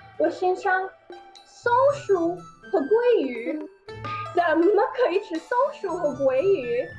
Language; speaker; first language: Chinese; non-native, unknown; English